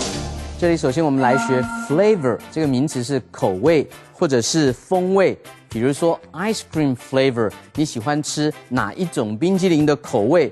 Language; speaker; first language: Chinese; native; Chinese